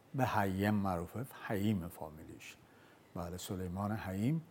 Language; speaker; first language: Persian; non-native, local second language; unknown